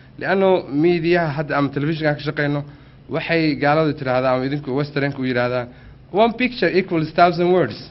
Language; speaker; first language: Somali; native; Somali